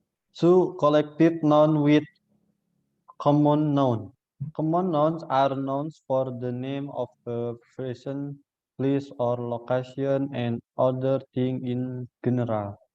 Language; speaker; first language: English; non-native, learner; Indonesian